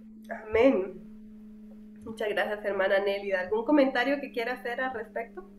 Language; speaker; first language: Spanish; native; Spanish